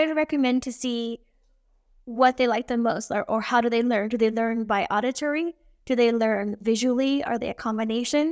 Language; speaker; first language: English; native; English